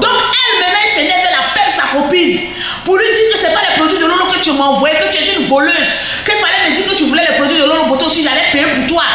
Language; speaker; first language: French; non-native, local second language; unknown